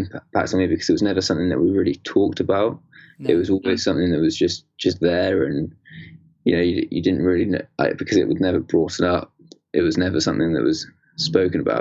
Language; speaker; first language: English; native; English